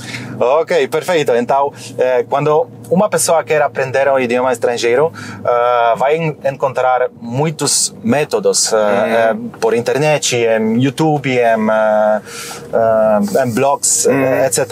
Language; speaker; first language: Portuguese; non-native, fluent; Polish